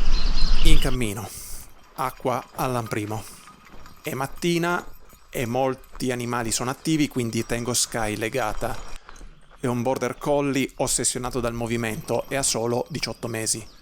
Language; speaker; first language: Italian; native; Italian